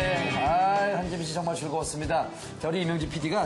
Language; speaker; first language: Korean; native; Korean